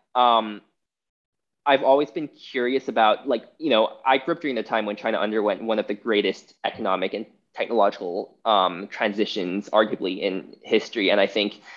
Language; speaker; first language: English; non-native, fluent; Chinese